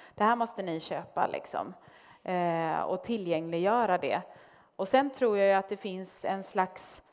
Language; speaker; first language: Swedish; native; Swedish